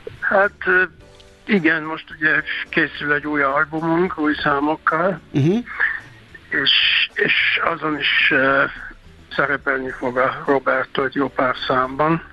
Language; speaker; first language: Hungarian; non-native, fluent; German